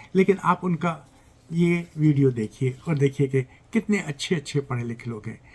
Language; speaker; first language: Urdu; native; Urdu